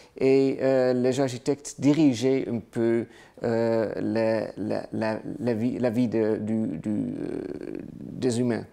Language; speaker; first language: French; non-native, learner; Dutch